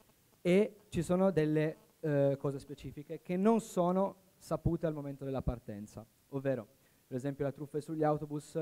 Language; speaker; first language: Italian; native; Italian